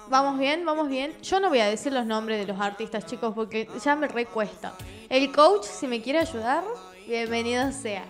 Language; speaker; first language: Spanish; native; Spanish